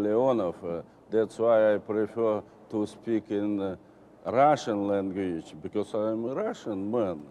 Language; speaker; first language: English; non-native, learner; Russian